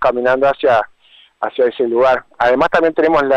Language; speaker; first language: Spanish; native; Spanish